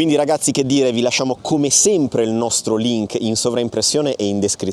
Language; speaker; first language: Italian; native; Italian